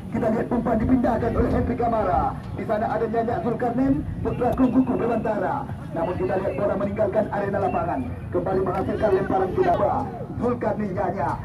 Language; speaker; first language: Indonesian; non-native, local second language; Achinese